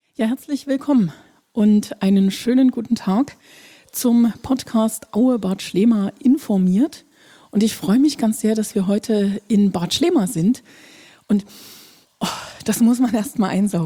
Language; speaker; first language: German; native; German